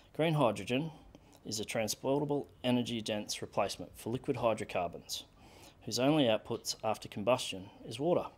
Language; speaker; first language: English; native; English